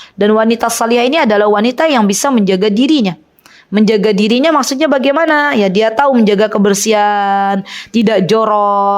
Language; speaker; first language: Indonesian; native; Indonesian